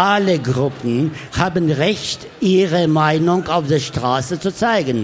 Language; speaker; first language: German; non-native, learner; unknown